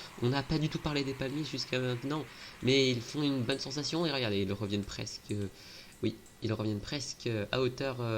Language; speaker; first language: French; native; French